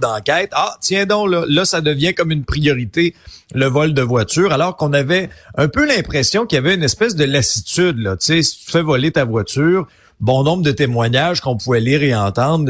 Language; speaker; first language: French; native; French